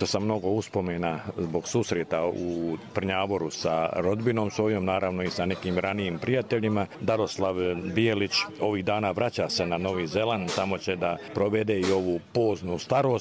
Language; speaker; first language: Serbian; native; Serbian